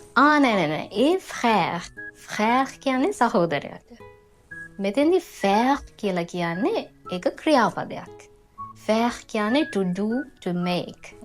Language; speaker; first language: Sinhala; native; Sinhala